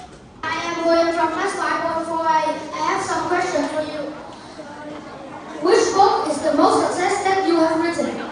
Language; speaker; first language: English; non-native, learner; Vietnamese